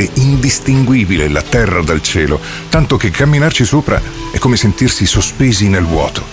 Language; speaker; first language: Italian; native; Italian